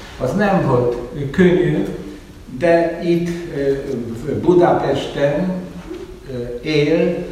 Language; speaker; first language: Hungarian; non-native, fluent; Polish